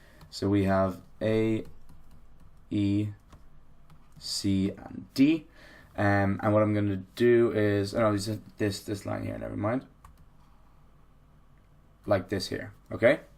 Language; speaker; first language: English; native; English